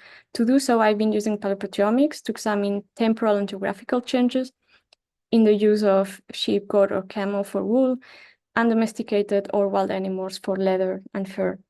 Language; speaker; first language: English; non-native, fluent; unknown